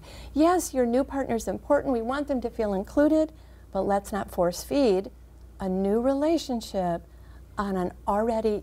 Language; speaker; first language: English; native; English